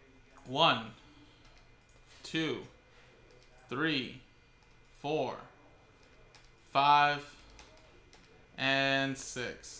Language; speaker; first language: English; native; English